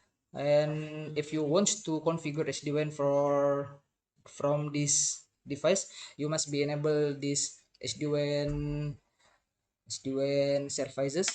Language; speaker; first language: English; non-native, learner; Indonesian